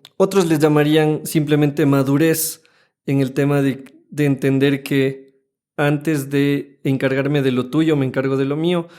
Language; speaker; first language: Spanish; native; Spanish